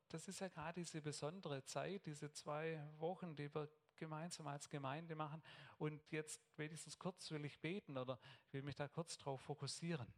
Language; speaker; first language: German; native; German